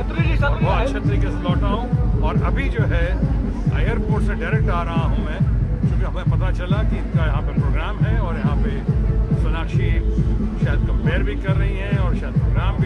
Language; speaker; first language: Hindi; native; Hindi